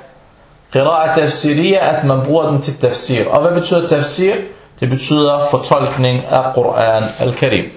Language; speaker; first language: Danish; non-native, fluent; Arabic